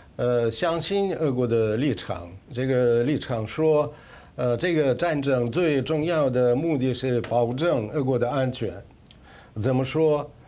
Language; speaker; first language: Chinese; non-native, fluent; Russian